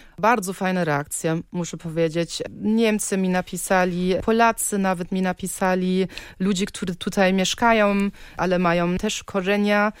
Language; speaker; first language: Polish; early bilingual, heritage; Polish